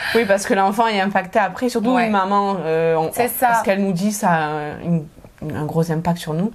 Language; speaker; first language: French; native; French